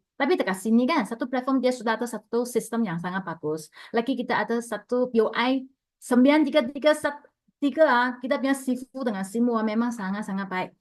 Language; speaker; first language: Malay; non-native, local second language; Chinese